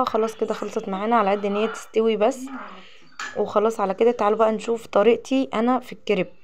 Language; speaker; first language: Arabic; native; Arabic